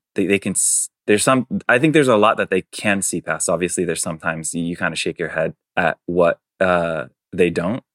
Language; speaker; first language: English; early bilingual, other home language; Chinese